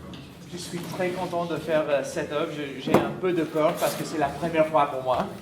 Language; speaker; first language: French; non-native, learner; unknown